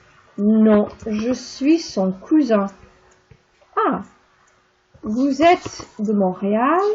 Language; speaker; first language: French; non-native, fluent; English